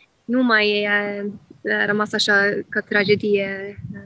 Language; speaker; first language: Romanian; non-native, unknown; Norwegian